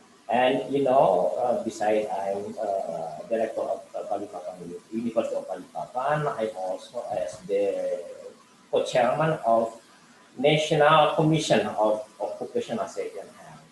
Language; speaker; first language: English; non-native, learner; Indonesian